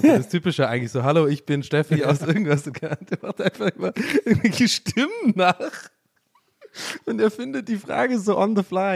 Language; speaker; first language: German; native; German